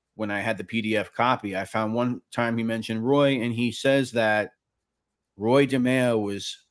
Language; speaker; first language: English; native; English